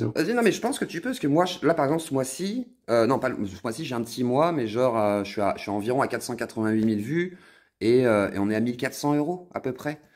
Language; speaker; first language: French; native; French